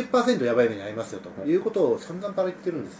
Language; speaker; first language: Japanese; native; Japanese